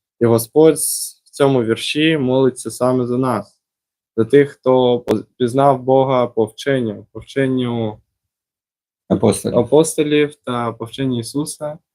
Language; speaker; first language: Ukrainian; non-native, local second language; Russian